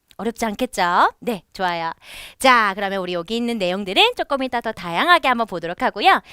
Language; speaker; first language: Korean; native; Korean